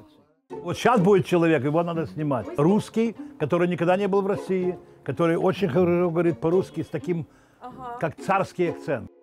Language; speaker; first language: Russian; native; Russian